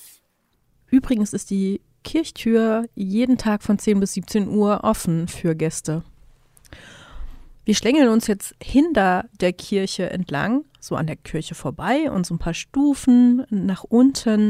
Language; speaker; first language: German; native; German